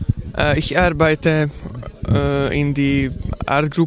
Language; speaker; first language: German; non-native, learner; Slovak